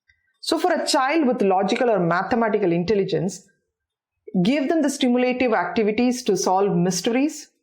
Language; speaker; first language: English; non-native, local second language; Tamil